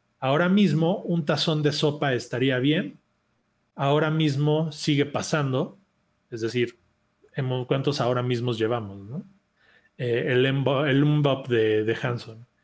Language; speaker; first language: Spanish; native; Spanish